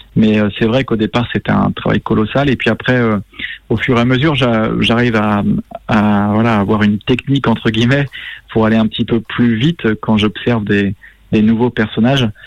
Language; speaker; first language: French; native; French